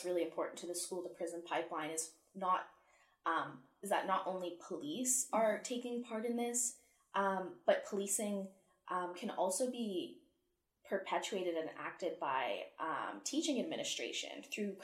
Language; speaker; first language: English; native; English